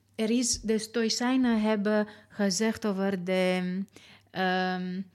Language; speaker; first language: Dutch; non-native, fluent; Romanian